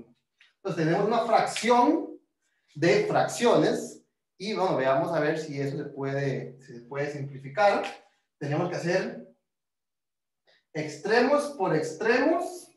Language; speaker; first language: Spanish; native; Spanish